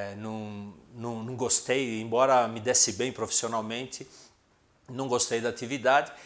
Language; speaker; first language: Portuguese; early bilingual, other home language; Spanish